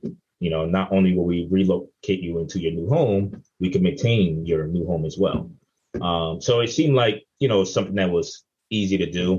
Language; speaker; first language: English; native; English